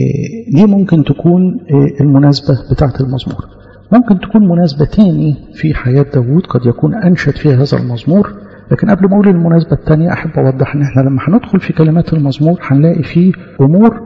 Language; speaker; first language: Arabic; native; Arabic